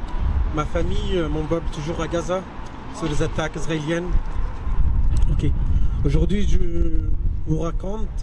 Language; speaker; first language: French; non-native, learner; Arabic